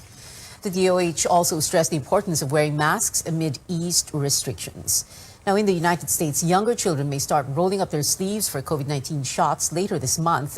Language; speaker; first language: English; non-native, local second language; Filipino